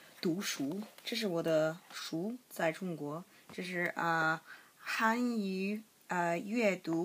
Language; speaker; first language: Chinese; non-native, learner; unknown